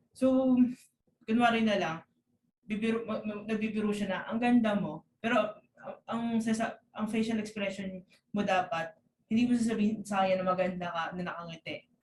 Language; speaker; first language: Filipino; native; Filipino